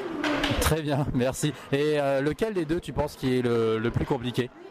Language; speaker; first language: French; native; French